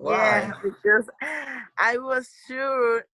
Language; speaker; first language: English; non-native, learner; Spanish